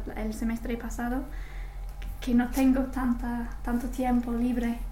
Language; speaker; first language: Spanish; non-native, fluent; English